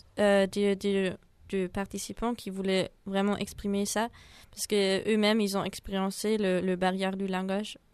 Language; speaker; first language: French; non-native, fluent; German